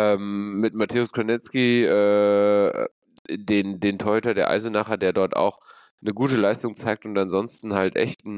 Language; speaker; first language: German; native; German